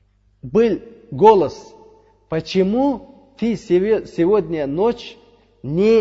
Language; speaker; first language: Russian; non-native, fluent; Uzbek